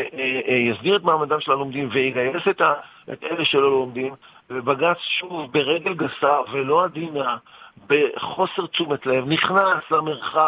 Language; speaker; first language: Hebrew; native; Hebrew